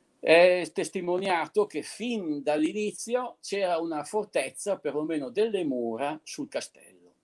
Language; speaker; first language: Italian; native; Italian